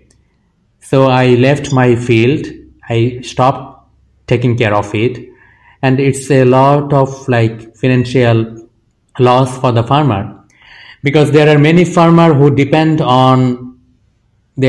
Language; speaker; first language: English; non-native, local second language; Bangla